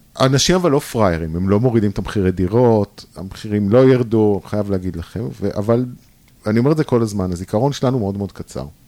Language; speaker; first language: Hebrew; native; Hebrew